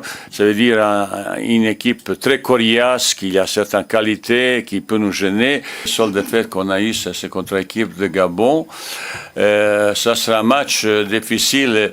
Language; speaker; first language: French; non-native, learner; Bosnian